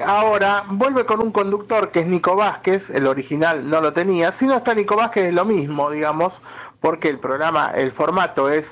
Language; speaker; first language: Spanish; native; Spanish